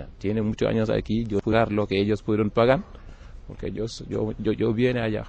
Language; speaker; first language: Spanish; non-native, learner; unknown